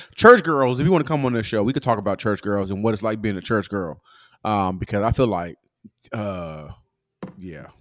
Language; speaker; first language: English; early bilingual, other home language; Yoruba